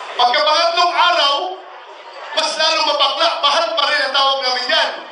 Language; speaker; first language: Filipino; non-native, local second language; Cebuano